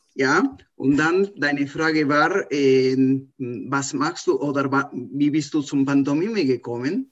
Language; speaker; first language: German; non-native, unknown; Spanish